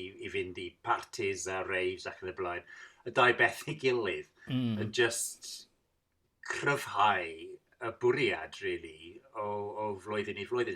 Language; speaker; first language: Welsh; non-native, fluent; English